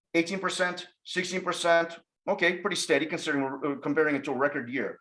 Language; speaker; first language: English; native; English